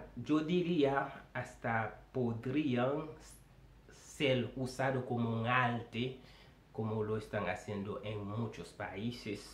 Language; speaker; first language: Spanish; non-native, fluent; Haitian Creole